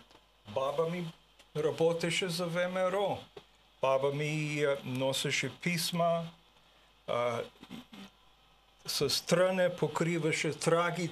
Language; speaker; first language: Bulgarian; early bilingual, heritage; Bulgarian